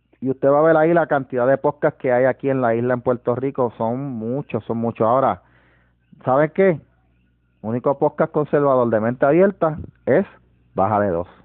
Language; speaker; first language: Spanish; native; Spanish